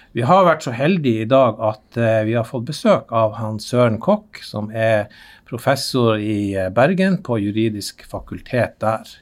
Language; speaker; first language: Norwegian; native; Norwegian